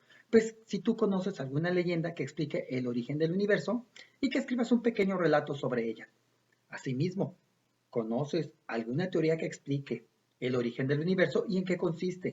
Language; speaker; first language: Spanish; native; Spanish